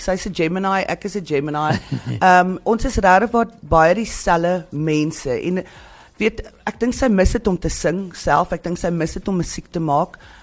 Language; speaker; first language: Afrikaans; early bilingual, heritage; Afrikaans